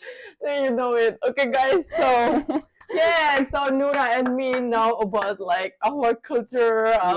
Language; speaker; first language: English; non-native, learner; Indonesian